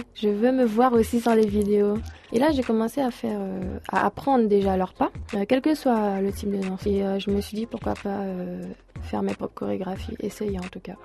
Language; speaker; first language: French; early bilingual, other home language; Portuguese